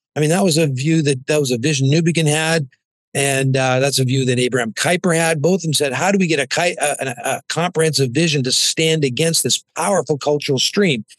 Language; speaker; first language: English; native; English